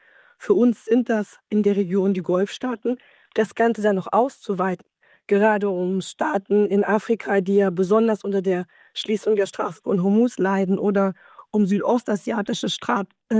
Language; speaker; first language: German; native; German